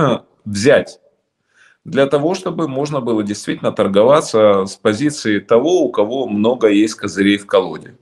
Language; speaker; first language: Russian; native; Russian